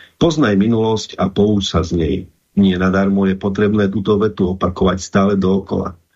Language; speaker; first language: Slovak; native; Slovak